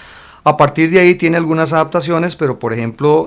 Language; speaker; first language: Spanish; native; Spanish